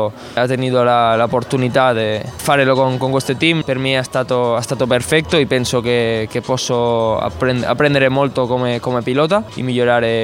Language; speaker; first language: Italian; non-native, fluent; Spanish